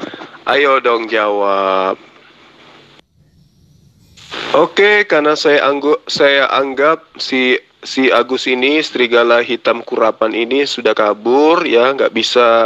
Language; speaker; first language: Indonesian; native; Indonesian